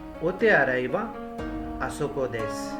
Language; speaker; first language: Japanese; non-native, fluent; Hindi